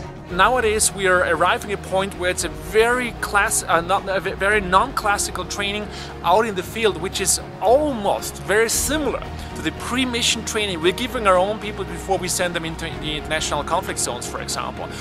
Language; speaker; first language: English; non-native, fluent; German